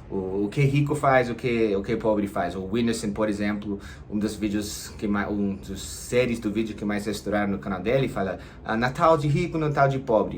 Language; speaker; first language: Portuguese; non-native, fluent; English